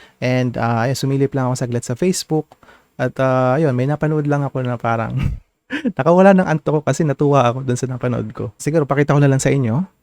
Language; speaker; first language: Filipino; native; Filipino